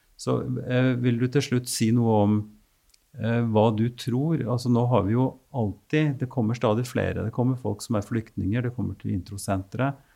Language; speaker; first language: Norwegian; native; Norwegian